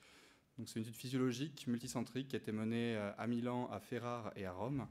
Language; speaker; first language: French; native; French